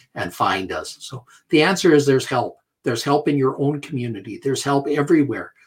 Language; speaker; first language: English; native; English